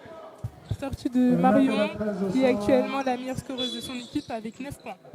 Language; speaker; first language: French; native; French